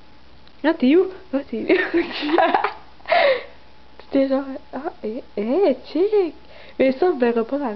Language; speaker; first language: French; native; French